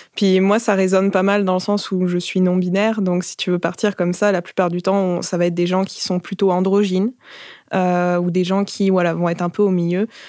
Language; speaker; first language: French; native; French